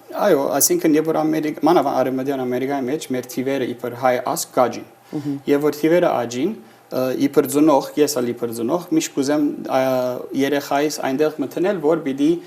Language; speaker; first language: Armenian; early bilingual, heritage; Armenian